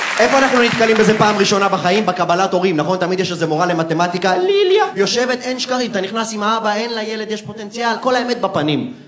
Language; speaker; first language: Hebrew; early bilingual, other home language; Russian